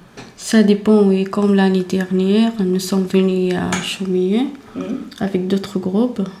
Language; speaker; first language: French; non-native, learner; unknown